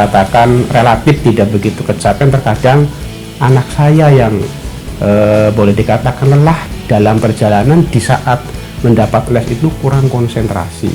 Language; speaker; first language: Indonesian; non-native, local second language; Javanese